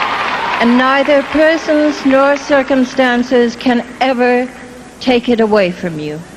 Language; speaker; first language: English; native; English